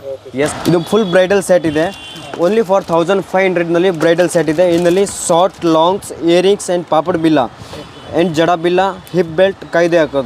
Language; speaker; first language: Kannada; non-native, local second language; Hindi